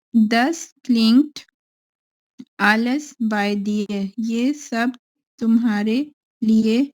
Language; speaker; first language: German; non-native, learner; Urdu